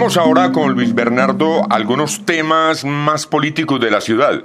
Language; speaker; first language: Spanish; native; Spanish